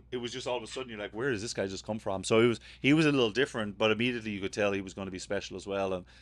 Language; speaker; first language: English; native; English